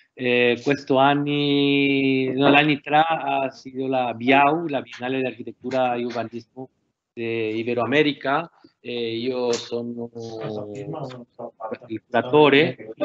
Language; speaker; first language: Italian; non-native, learner; Spanish